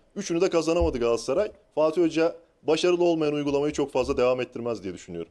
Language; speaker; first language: Turkish; native; Turkish